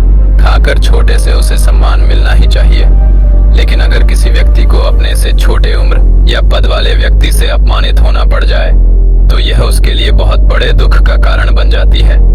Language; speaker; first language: Hindi; native; Hindi